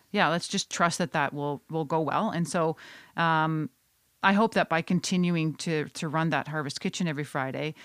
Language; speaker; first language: English; non-native, fluent; Dutch